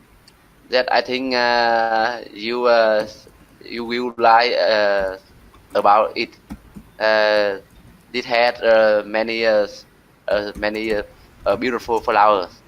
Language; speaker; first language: English; non-native, learner; Vietnamese